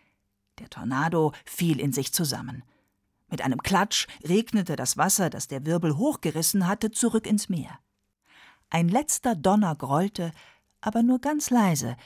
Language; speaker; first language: German; native; German